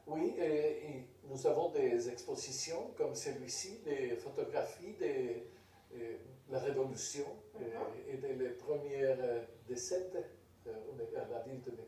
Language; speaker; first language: French; non-native, fluent; Spanish